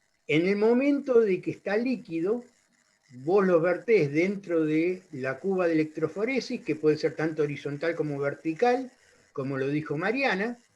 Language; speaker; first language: Spanish; native; Spanish